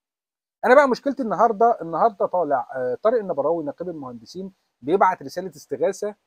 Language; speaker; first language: Arabic; native; Arabic